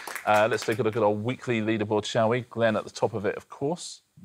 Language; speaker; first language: English; native; English